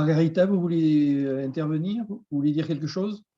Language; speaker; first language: French; native; French